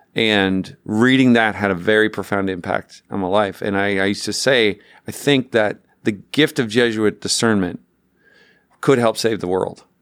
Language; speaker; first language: English; native; English